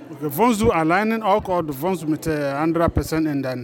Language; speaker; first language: German; non-native, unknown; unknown